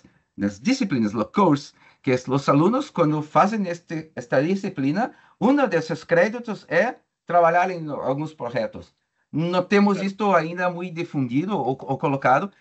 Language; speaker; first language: Spanish; non-native, learner; Portuguese